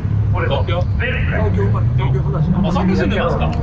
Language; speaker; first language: Japanese; non-native, learner; English